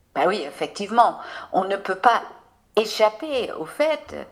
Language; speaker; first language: French; non-native, fluent; English